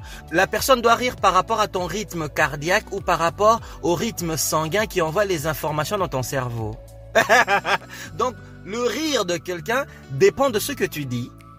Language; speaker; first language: French; non-native, fluent; Lingala